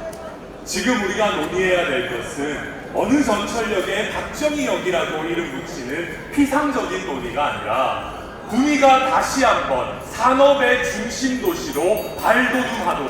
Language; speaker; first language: Korean; native; Korean